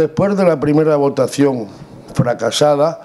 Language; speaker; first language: Spanish; native; Spanish